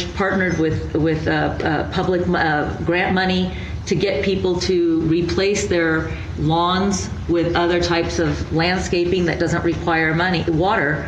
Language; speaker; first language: English; early bilingual, other home language; Spanish